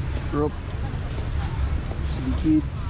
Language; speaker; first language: Indonesian; non-native, learner; French